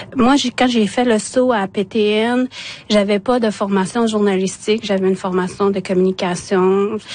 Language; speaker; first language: French; non-native, local second language; Innu-aimun